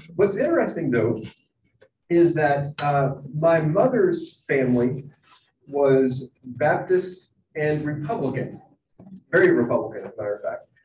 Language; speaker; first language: English; native; English